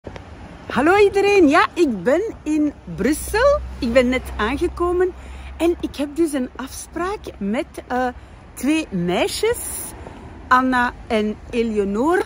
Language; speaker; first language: Dutch; non-native, fluent; French